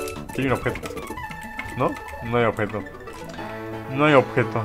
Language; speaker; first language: Spanish; native; Spanish